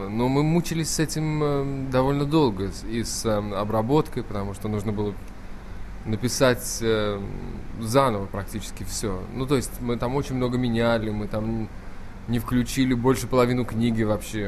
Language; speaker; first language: Russian; native; Russian